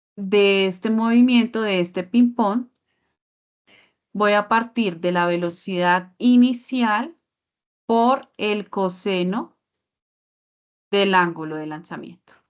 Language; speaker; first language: Spanish; native; Spanish